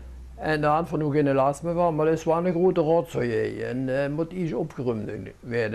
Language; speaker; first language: Dutch; non-native, local second language; Limburgish